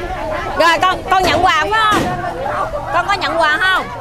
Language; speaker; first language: Vietnamese; native; Vietnamese